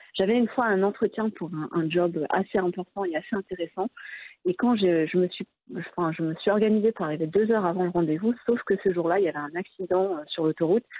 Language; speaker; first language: French; early bilingual, other home language; Arabic